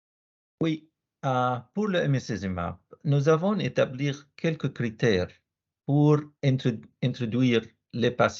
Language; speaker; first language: French; non-native, learner; Arabic